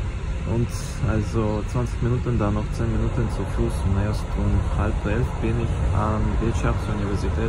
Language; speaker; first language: German; non-native, learner; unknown